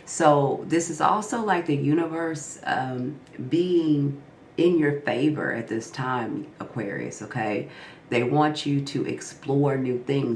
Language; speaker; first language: English; native; English